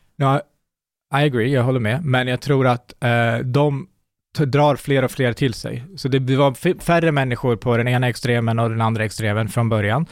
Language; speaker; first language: Swedish; early bilingual, other home language; Kurdish